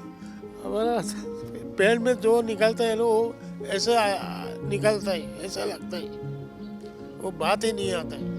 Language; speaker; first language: Hindi; non-native, local second language; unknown